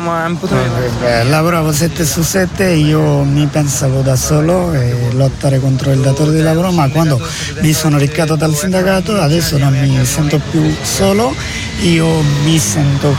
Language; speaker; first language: Italian; non-native, learner; Bangla